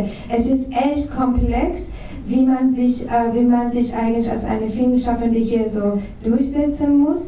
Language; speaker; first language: German; non-native, fluent; Persian